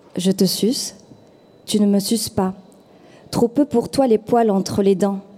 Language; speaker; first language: French; non-native, local second language; Arabic